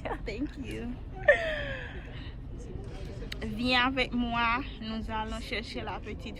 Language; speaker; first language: French; non-native, learner; Haitian Creole